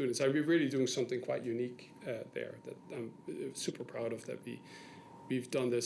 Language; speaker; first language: English; non-native, fluent; Dutch